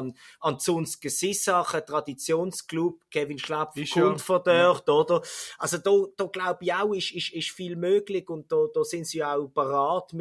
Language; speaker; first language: German; native; German